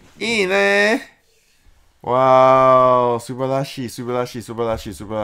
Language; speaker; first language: Japanese; non-native, learner; English